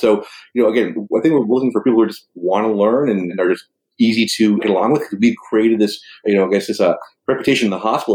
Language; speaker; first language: English; native; English